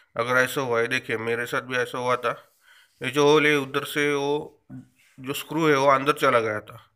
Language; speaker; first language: Hindi; non-native, local second language; Marathi